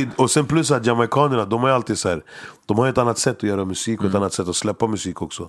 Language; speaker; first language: Swedish; early bilingual, other home language; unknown